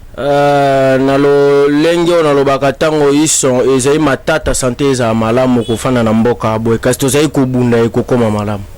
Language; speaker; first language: Lingala; non-native, local second language; Kongo